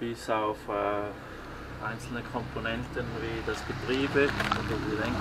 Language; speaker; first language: German; native; German